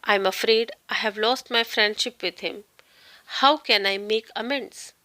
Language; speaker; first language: English; non-native, local second language; Marathi